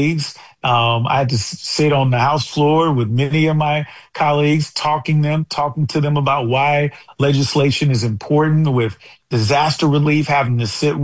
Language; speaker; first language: English; native; English